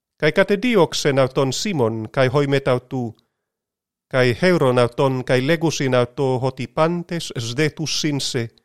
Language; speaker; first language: Greek; non-native, learner; English